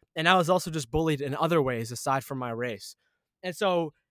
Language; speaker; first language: English; early bilingual, other home language; Arabic